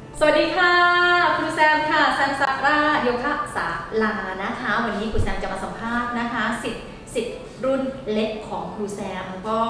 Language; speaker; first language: Thai; native; Thai